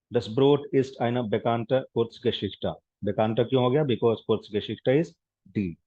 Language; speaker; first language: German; non-native, fluent; Hindi